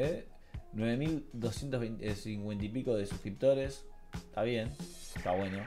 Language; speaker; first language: Spanish; native; Spanish